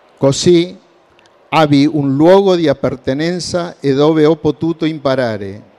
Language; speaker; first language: Italian; non-native, learner; Spanish